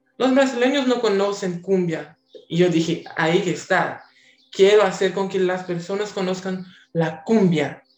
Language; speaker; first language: Spanish; non-native, learner; Portuguese